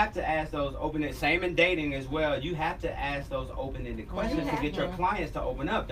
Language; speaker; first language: English; native; English